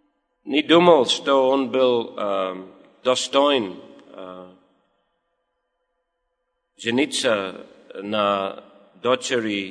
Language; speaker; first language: Russian; non-native, learner; English